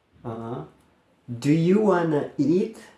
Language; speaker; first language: English; non-native, learner; Indonesian